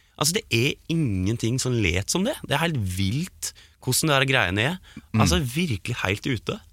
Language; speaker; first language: Norwegian; native; Norwegian